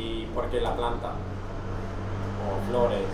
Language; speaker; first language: Spanish; non-native, fluent; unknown